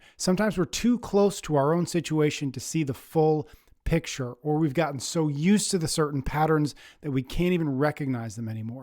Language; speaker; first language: English; native; English